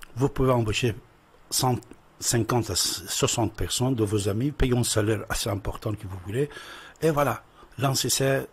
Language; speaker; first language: French; non-native, fluent; Persian